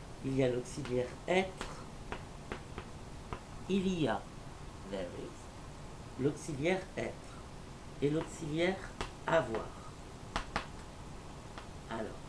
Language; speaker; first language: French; non-native, learner; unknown